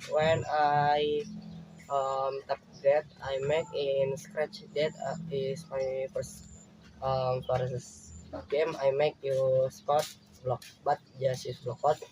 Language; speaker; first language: English; non-native, learner; Indonesian